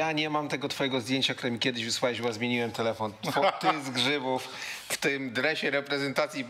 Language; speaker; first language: Polish; native; Polish